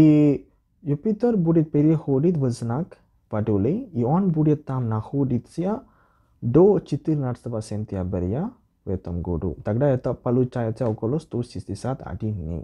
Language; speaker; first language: Russian; non-native, learner; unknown